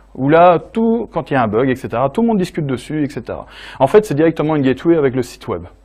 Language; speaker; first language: French; native; French